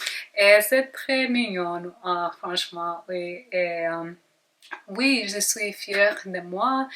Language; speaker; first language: French; non-native, learner; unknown